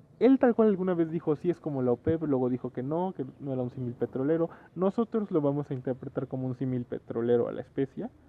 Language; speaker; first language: Spanish; native; Spanish